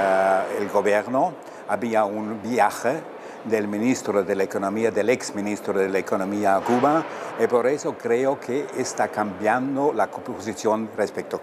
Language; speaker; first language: Spanish; non-native, fluent; German